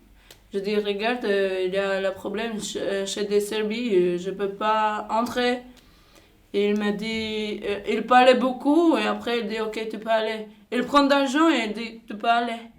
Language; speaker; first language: French; non-native, learner; Albanian